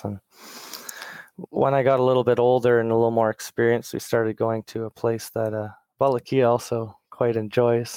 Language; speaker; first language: English; native; English